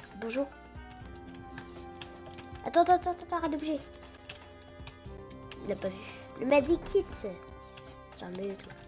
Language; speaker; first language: French; native; French